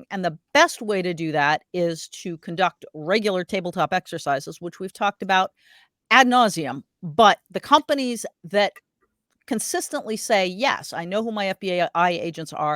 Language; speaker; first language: English; native; English